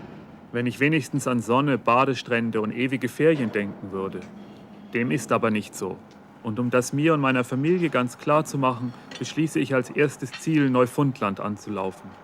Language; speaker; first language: German; native; German